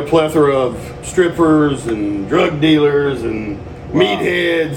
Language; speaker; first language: English; native; English